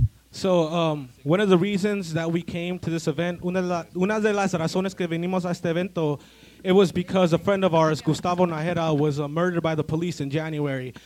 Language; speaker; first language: English; early bilingual, other home language; Spanish